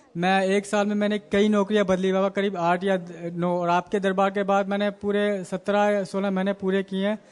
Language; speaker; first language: Hindi; native; Hindi